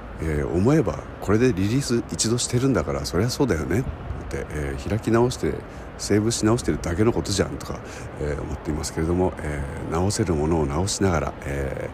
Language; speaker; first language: Japanese; native; Japanese